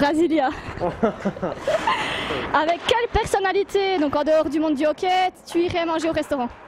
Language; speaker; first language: French; native; French